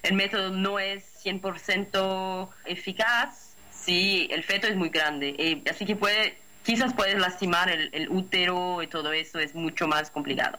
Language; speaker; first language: Spanish; non-native, fluent; Portuguese